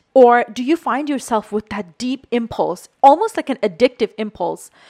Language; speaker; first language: English; non-native, local second language; Bangla